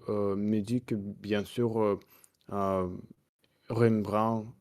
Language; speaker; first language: French; non-native, learner; Russian